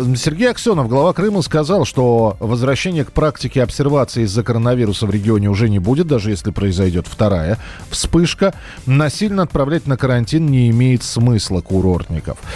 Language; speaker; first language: Russian; native; Russian